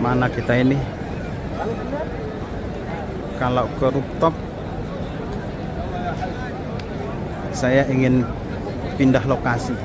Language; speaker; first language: Indonesian; native; Indonesian